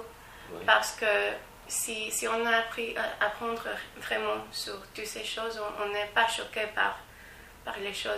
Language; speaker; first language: French; non-native, fluent; English